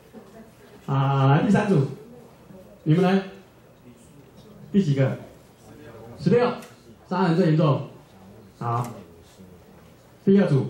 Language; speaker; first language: Chinese; native; Chinese